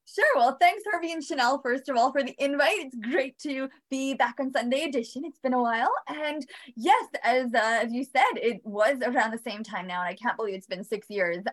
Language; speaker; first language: English; early bilingual, other home language; Bosnian